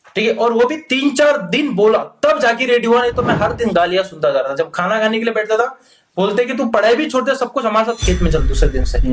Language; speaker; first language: Hindi; non-native, local second language; Marathi